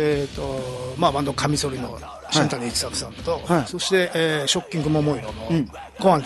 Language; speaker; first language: Japanese; native; Japanese